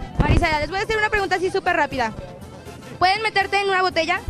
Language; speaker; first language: Spanish; native; Spanish